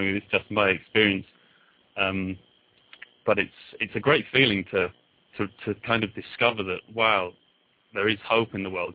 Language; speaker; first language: English; native; English